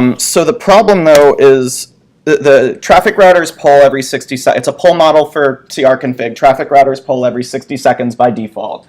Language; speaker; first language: English; native; English